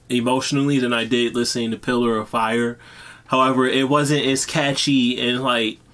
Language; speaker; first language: English; native; English